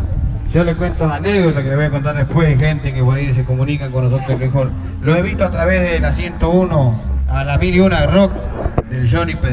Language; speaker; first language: Spanish; native; Spanish